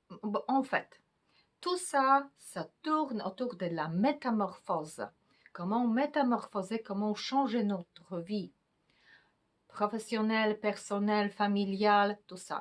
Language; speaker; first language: French; non-native, fluent; Polish